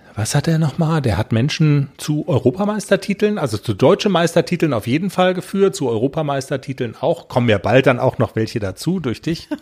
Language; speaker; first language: German; native; German